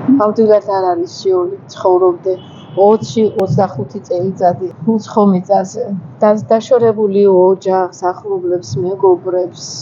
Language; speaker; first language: Georgian; native; Georgian